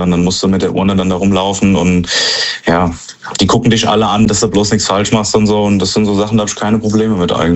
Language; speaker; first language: German; native; German